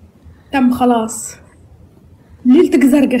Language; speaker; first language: Arabic; native; Arabic